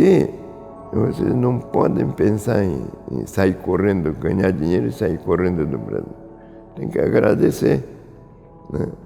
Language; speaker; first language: Portuguese; early bilingual, other home language; Japanese